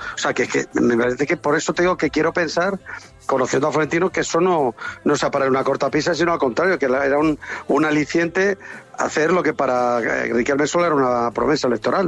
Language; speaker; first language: Spanish; native; Spanish